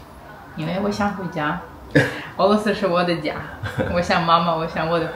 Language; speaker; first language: Chinese; non-native, learner; Russian